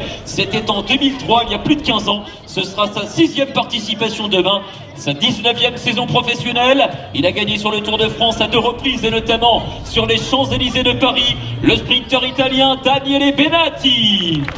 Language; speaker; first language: French; native; French